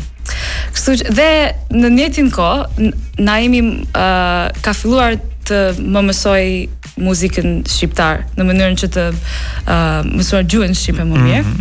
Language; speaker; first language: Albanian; non-native, learner; English